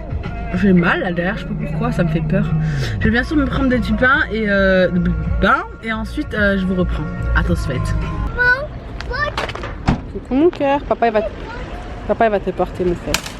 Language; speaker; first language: French; native; French